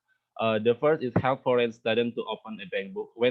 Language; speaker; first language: English; non-native, learner; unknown